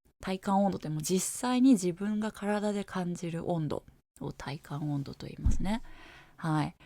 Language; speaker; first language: Japanese; native; Japanese